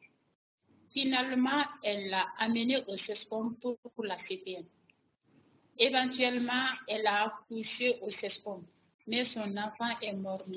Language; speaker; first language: French; non-native, local second language; Bambara